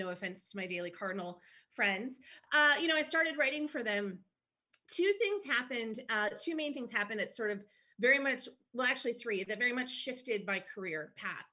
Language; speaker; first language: English; native; English